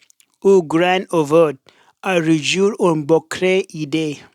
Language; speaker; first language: French; non-native, learner; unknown